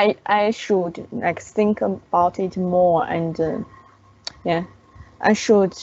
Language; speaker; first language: English; non-native, learner; Chinese